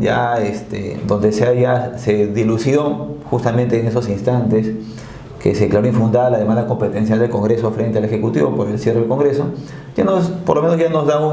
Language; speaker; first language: Spanish; native; Spanish